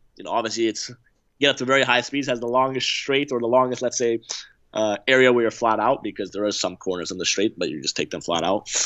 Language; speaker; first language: English; native; English